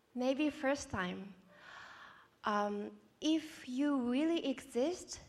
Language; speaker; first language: English; non-native, fluent; Japanese